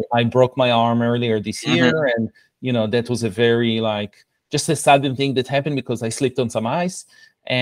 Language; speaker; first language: English; non-native, fluent; Hebrew